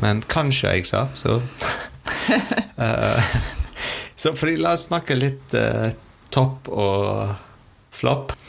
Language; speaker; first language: Norwegian; non-native, fluent; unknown